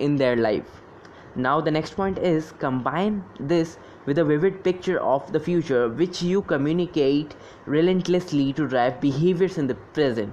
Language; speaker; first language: English; non-native, local second language; Hindi